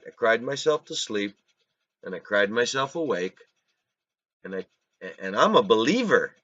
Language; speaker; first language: English; native; English